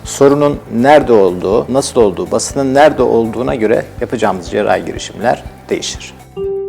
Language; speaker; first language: Turkish; native; Turkish